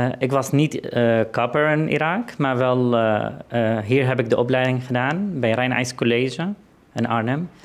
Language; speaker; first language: Dutch; non-native, fluent; Arabic